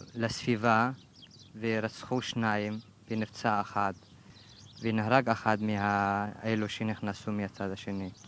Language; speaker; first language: Hebrew; non-native, local second language; Arabic